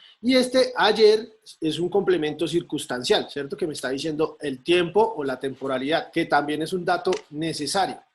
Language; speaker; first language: Spanish; native; Spanish